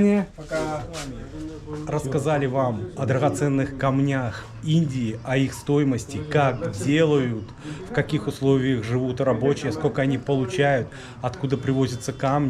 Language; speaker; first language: Russian; native; Russian